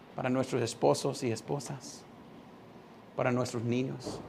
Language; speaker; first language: Spanish; non-native, fluent; English